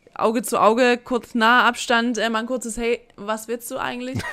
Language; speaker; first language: German; native; German